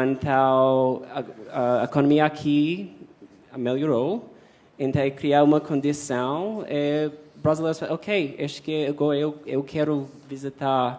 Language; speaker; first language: Portuguese; non-native, fluent; English